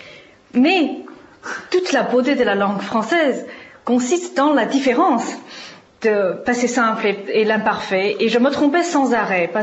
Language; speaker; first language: French; non-native, fluent; Chinese